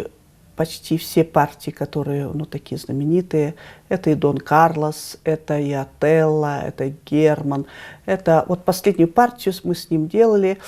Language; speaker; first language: Russian; native; Russian